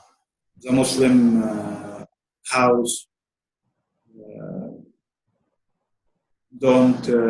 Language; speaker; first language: English; non-native, learner; Arabic